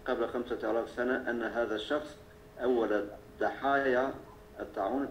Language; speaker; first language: Arabic; non-native, learner; Turkish